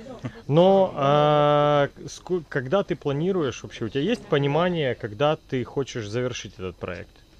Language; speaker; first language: Russian; native; Russian